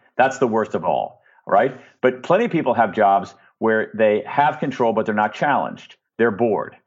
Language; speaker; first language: English; native; English